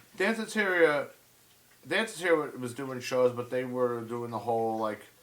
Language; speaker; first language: English; native; English